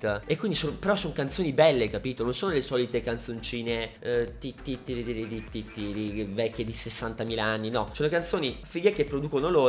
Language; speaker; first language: Italian; native; Italian